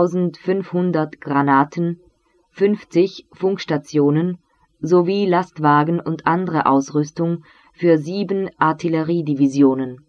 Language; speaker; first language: German; native; German